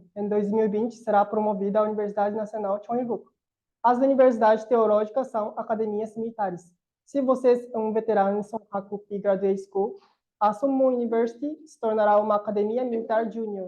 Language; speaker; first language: Portuguese; non-native, learner; Korean